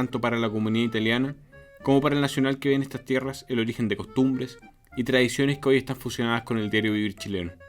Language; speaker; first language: Spanish; native; Spanish